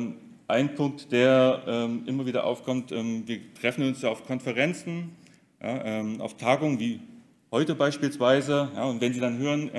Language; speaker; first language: German; native; German